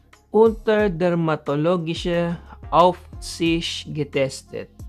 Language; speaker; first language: German; non-native, learner; Filipino